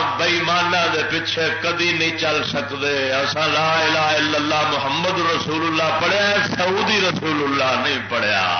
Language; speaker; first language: Urdu; native; Urdu